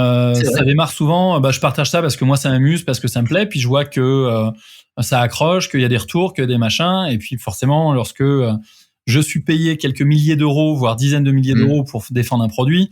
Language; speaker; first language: French; native; French